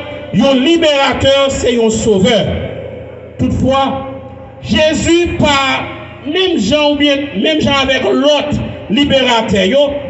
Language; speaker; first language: French; non-native, local second language; Haitian Creole